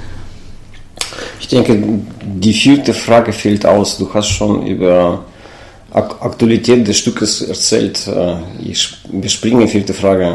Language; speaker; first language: German; non-native, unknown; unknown